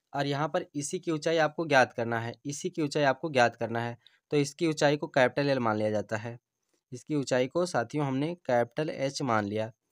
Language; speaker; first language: Hindi; native; Hindi